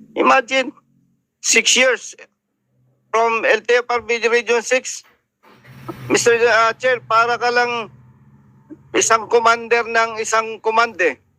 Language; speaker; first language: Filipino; native; Filipino